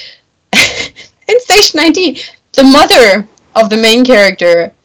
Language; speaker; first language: English; non-native, fluent; German